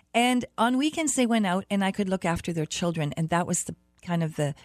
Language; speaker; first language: English; early bilingual, other home language; German